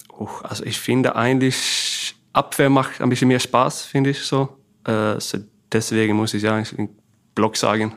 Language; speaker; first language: German; non-native, fluent; Swedish